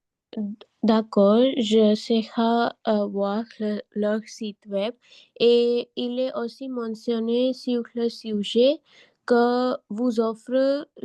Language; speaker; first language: French; non-native, learner; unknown